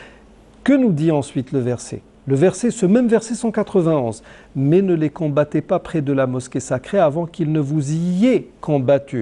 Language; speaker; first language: French; non-native, local second language; Arabic